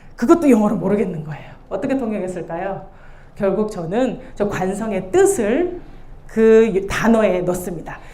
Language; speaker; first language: Korean; native; Korean